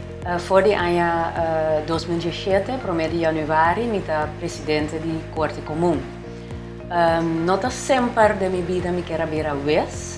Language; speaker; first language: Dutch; non-native, local second language; Papiamento